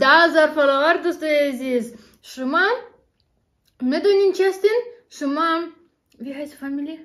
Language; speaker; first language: Persian; non-native, learner; German